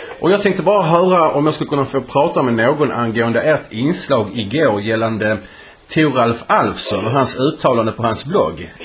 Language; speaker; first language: Swedish; non-native, fluent; Polish